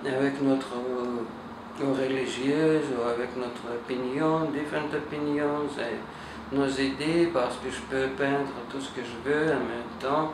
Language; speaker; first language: French; non-native, learner; Russian